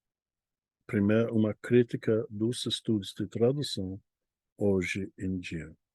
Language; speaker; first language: Portuguese; non-native, fluent; English